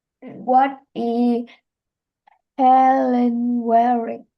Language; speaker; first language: English; non-native, learner; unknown